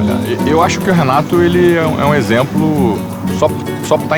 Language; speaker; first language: Portuguese; native; Portuguese